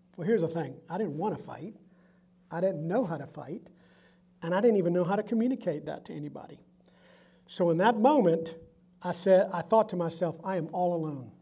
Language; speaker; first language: English; early bilingual, other home language; Spanish